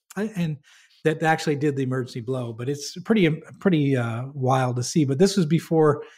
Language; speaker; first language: English; native; English